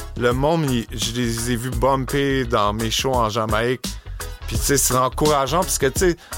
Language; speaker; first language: French; native; French